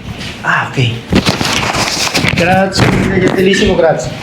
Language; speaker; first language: Italian; non-native, learner; Filipino